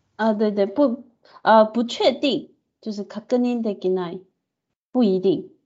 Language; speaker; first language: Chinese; native; Chinese